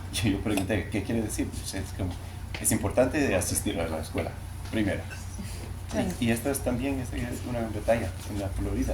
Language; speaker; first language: Spanish; non-native, learner; English